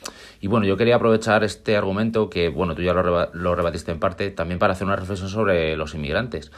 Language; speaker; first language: Spanish; native; Spanish